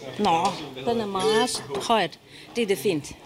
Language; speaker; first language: Danish; non-native, learner; Chinese